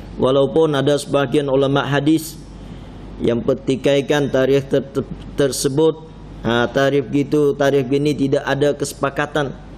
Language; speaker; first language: Malay; non-native, fluent; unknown